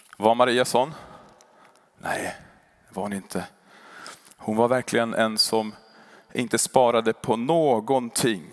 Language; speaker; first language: Swedish; native; Swedish